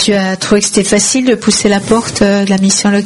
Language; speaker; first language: French; native; French